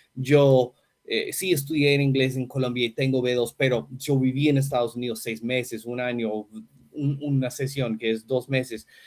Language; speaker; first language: Spanish; non-native, fluent; English